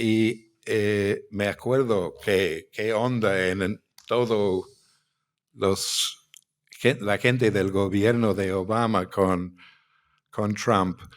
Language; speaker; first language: Spanish; non-native, fluent; English